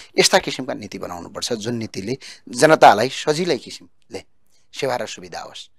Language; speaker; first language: Nepali; native; Nepali